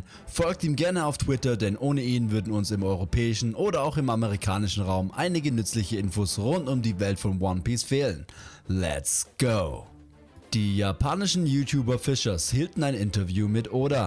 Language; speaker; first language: German; native; German